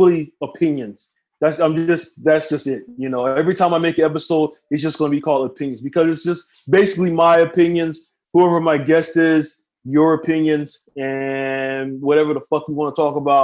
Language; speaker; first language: English; native; English